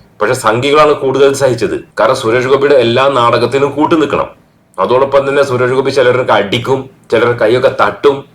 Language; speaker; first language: Malayalam; native; Malayalam